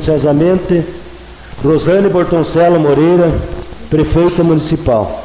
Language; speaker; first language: Portuguese; native; Portuguese